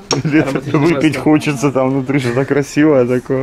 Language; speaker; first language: Russian; native; Russian